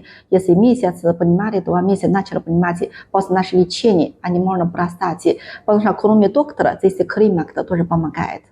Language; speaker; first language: Russian; non-native, learner; Chinese